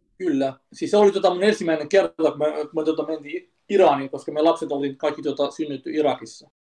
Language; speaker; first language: Finnish; early bilingual, other home language; Kurdish